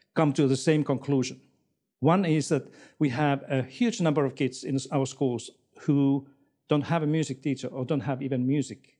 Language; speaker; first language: English; non-native, fluent; Finnish